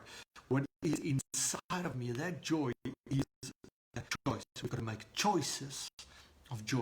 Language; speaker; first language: English; non-native, local second language; Afrikaans